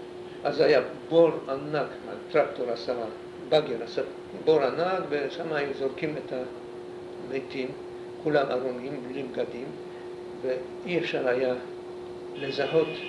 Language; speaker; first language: Hebrew; non-native, fluent; Polish